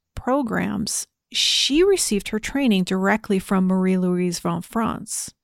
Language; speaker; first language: English; native; English